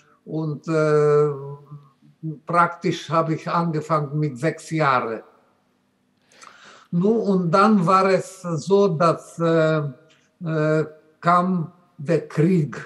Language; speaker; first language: German; non-native, learner; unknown